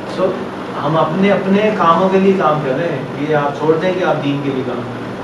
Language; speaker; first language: Urdu; native; Urdu